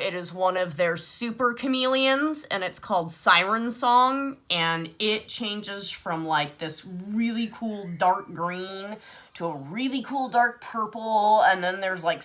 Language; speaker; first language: English; native; English